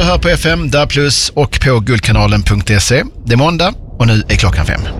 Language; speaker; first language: Swedish; native; Swedish